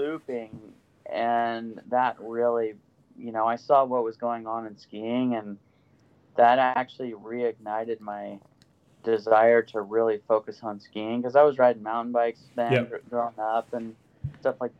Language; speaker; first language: English; native; English